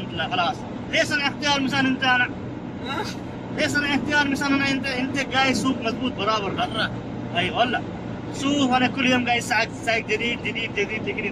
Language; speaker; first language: Arabic; non-native, learner; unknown